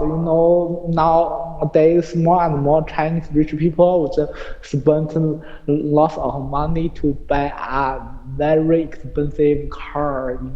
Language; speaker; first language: English; non-native, learner; Chinese